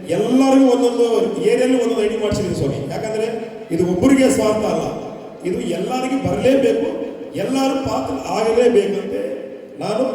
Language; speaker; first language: Kannada; non-native, local second language; Telugu